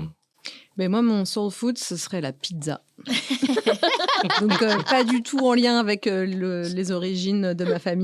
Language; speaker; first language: French; native; French